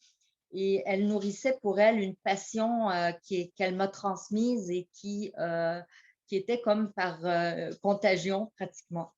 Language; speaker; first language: French; early bilingual, heritage; French